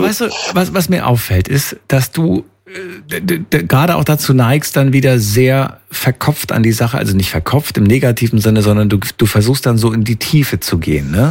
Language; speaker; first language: German; native; German